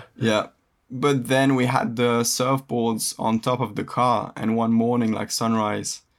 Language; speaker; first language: English; early bilingual, other home language; French